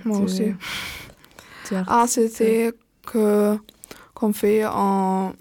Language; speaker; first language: French; non-native, learner; German